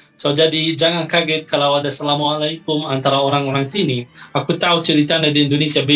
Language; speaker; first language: Indonesian; non-native, fluent; Arabic